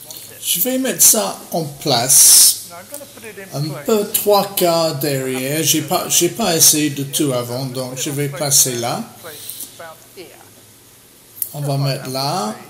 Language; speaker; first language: French; non-native, learner; English